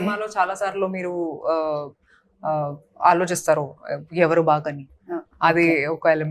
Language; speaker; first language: Telugu; non-native, local second language; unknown